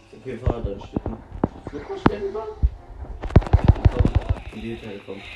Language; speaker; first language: German; native; German